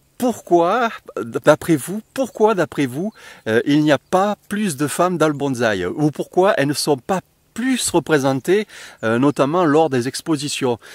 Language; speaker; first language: French; native; French